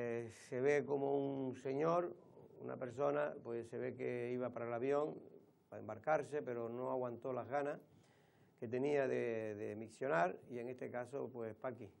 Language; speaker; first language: Spanish; native; Spanish